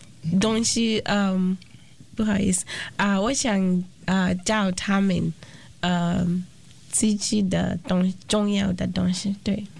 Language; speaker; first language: Chinese; non-native, learner; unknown